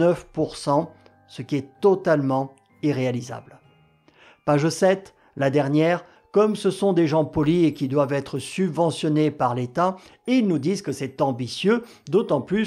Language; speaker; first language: French; native; French